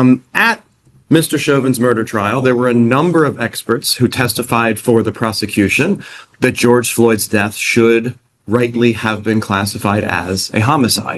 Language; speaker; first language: English; native; English